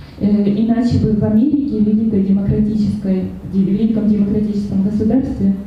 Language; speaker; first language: Russian; native; Russian